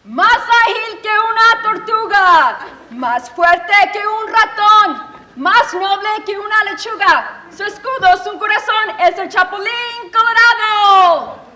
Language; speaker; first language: Spanish; early bilingual, other home language; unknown